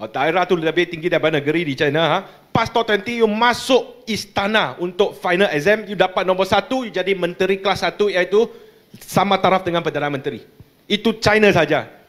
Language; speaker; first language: Malay; non-native, local second language; Chinese